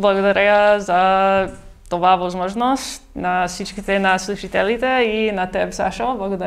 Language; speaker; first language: Bulgarian; non-native, learner; English